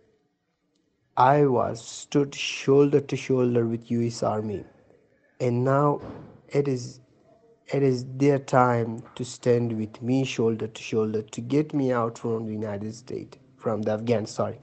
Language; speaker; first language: English; non-native, learner; Persian